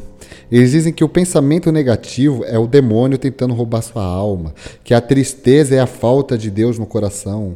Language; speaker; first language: Portuguese; native; Portuguese